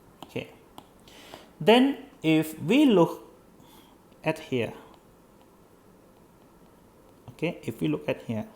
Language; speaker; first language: English; non-native, fluent; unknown